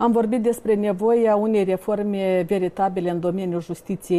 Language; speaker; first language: Romanian; native; Romanian